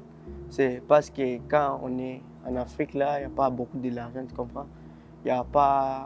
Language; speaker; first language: French; early bilingual, other home language; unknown